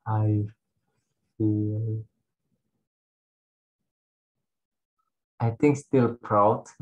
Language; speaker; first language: English; non-native, learner; Indonesian